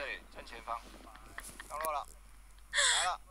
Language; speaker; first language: Chinese; native; Chinese